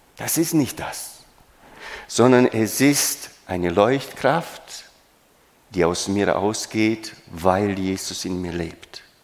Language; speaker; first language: German; non-native, fluent; Romanian